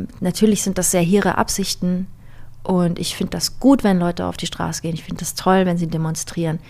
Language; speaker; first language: German; early bilingual, other home language; Persian